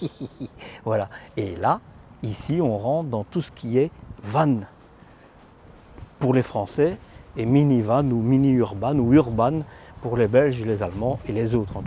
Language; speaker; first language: French; native; French